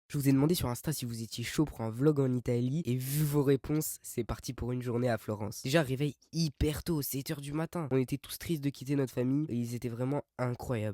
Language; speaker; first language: French; native; French